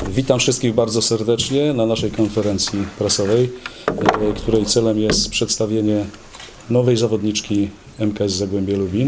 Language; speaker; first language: Polish; native; Polish